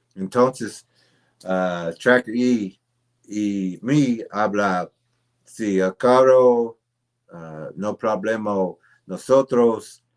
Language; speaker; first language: Spanish; non-native, learner; English